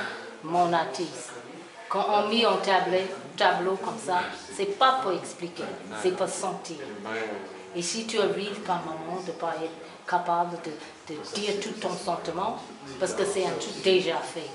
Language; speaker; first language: French; non-native, fluent; English